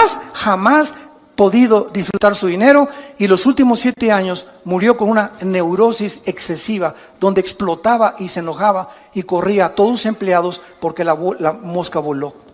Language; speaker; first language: Spanish; native; Spanish